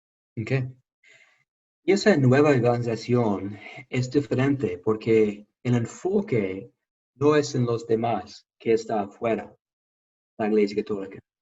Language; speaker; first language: Spanish; non-native, fluent; English